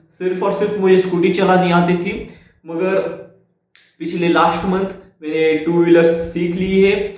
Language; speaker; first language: Hindi; non-native, local second language; Marathi